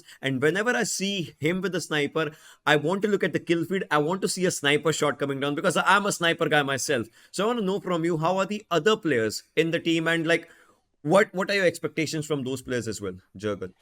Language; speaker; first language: English; non-native, local second language; Hindi